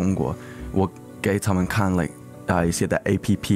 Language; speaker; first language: Chinese; early bilingual, heritage; English